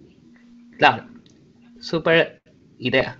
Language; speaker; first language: German; non-native, learner; Spanish